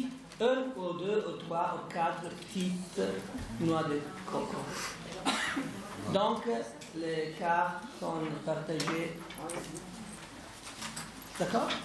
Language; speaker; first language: French; non-native, fluent; Italian